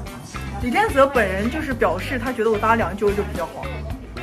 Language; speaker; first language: Chinese; native; Chinese